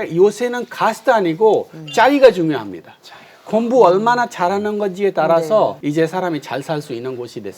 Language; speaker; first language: Korean; non-native, fluent; Hindi